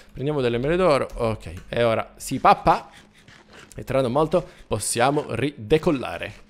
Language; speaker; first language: Italian; native; Italian